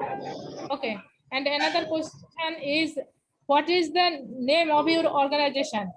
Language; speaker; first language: English; non-native, local second language; Bangla